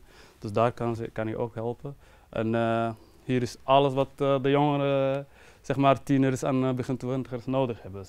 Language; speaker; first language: Dutch; non-native, fluent; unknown